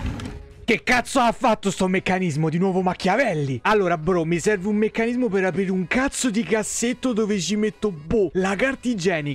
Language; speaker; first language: Italian; native; Italian